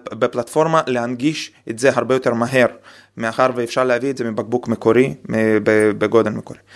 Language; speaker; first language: Hebrew; non-native, fluent; Russian